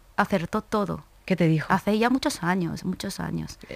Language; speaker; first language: Spanish; non-native, fluent; Korean